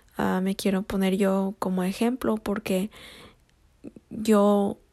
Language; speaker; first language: Spanish; early bilingual, heritage; Spanish